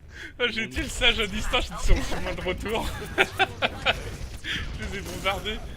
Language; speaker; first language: French; native; French